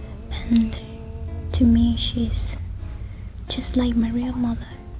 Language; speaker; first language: English; non-native, fluent; Spanish